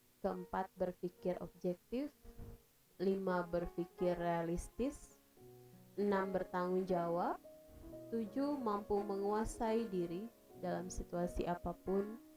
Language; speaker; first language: Indonesian; native; Indonesian